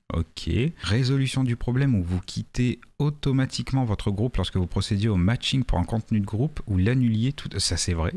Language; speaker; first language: French; native; French